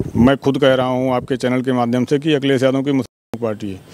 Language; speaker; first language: Hindi; native; Hindi